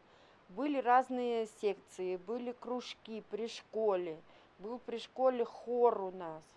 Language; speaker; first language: Russian; native; Russian